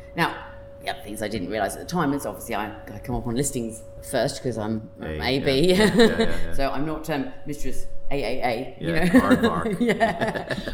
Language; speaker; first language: English; native; English